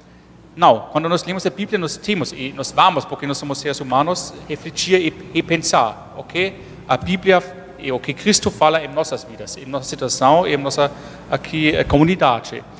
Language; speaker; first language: Portuguese; non-native, fluent; German